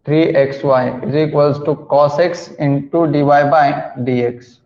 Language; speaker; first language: English; non-native, local second language; Marathi